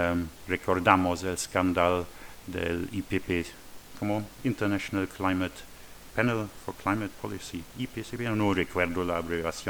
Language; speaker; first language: Spanish; non-native, learner; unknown